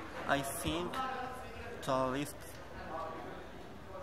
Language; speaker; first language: English; non-native, learner; Japanese